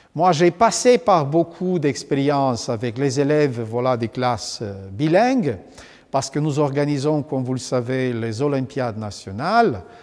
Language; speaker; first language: French; non-native, fluent; Romanian